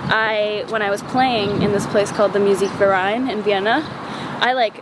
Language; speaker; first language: English; early bilingual, other home language; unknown